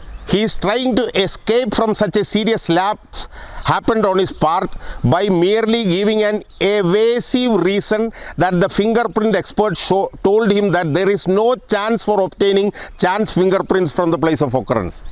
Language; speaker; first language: English; non-native, local second language; Malayalam